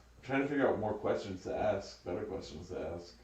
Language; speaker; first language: English; native; English